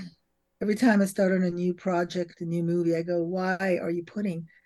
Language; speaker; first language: English; early bilingual, other home language; French